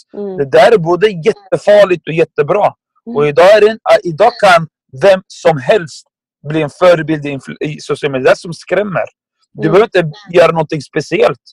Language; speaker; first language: Swedish; non-native, fluent; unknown